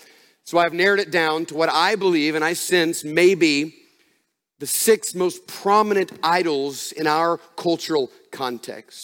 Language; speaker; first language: English; native; English